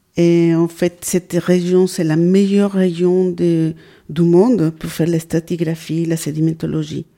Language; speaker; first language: French; non-native, fluent; Spanish